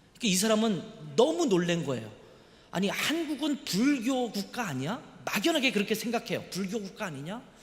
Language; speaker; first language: Korean; native; Korean